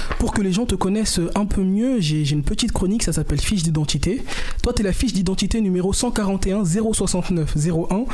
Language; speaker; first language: French; native; French